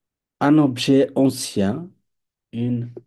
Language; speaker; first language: French; non-native, fluent; Bangla